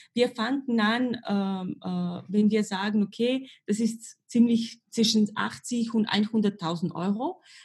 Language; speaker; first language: German; non-native, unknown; Slovenian